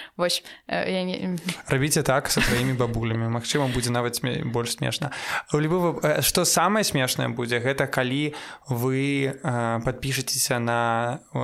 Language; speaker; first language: Belarusian; non-native, local second language; Russian